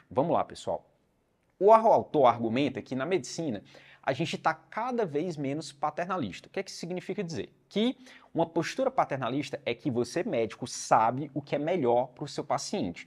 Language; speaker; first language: Portuguese; native; Portuguese